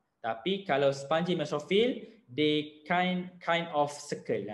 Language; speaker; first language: English; non-native, local second language; Malay